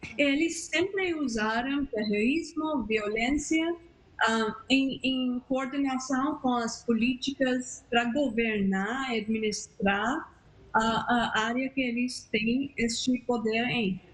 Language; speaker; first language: Portuguese; non-native, fluent; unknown